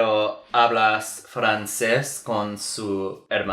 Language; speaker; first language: Spanish; non-native, learner; English